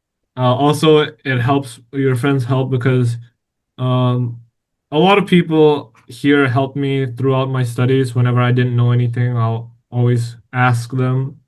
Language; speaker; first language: English; non-native, fluent; Indonesian